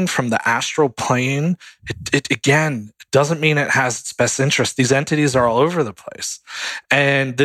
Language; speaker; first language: English; native; English